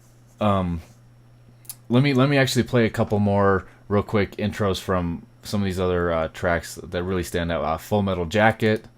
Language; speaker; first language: English; native; English